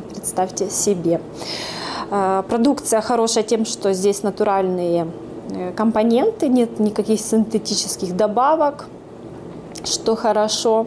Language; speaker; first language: Russian; native; Russian